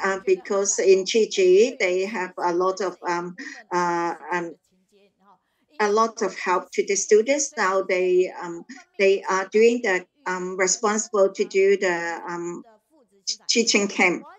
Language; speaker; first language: English; non-native, learner; Chinese